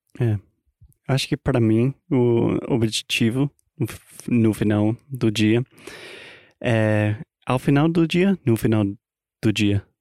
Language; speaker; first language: Portuguese; non-native, fluent; English